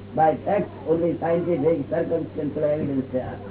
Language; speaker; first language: English; non-native, local second language; Gujarati